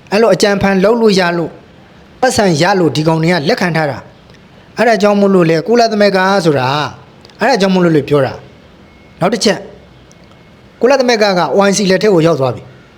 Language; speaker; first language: Burmese; native; Burmese